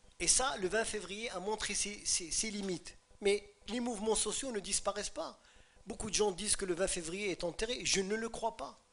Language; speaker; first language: French; non-native, local second language; Arabic